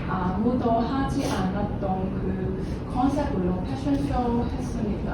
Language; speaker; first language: Korean; non-native, learner; Cantonese